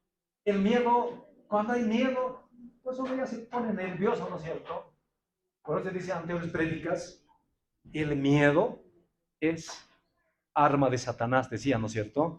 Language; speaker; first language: Spanish; non-native, local second language; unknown